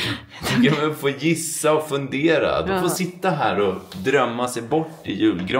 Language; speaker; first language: Swedish; native; Swedish